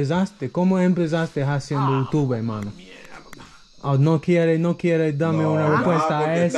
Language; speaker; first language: Spanish; non-native, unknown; English